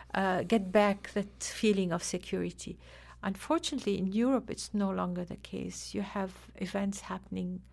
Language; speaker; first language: English; non-native, fluent; Arabic